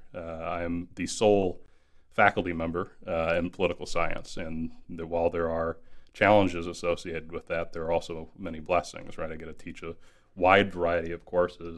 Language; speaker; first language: English; native; English